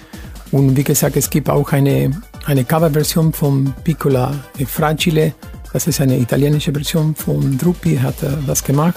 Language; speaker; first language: German; non-native, fluent; Spanish